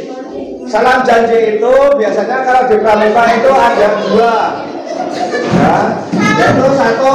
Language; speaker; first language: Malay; non-native, local second language; Javanese